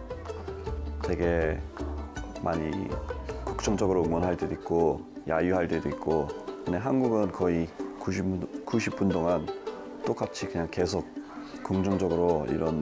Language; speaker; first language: Korean; non-native, fluent; English